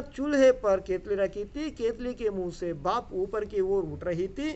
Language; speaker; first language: Hindi; non-native, local second language; Telugu